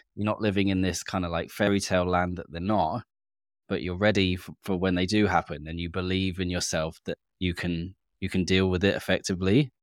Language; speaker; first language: English; native; English